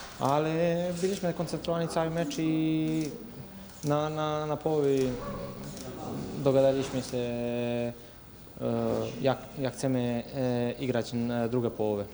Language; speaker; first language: Polish; non-native, learner; Serbian